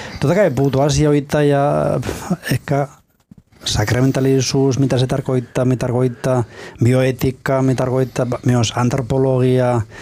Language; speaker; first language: Finnish; non-native, fluent; Spanish